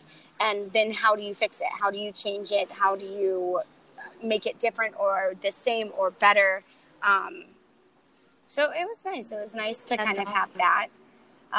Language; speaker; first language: English; native; English